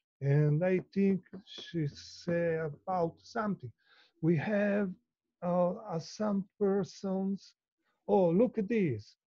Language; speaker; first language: English; non-native, learner; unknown